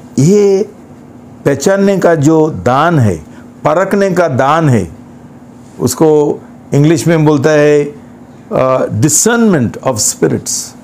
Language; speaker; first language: Hindi; non-native, local second language; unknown